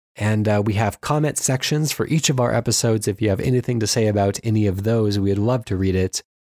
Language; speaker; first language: English; native; English